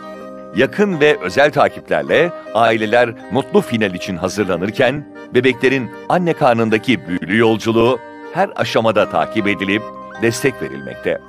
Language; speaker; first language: Turkish; native; Turkish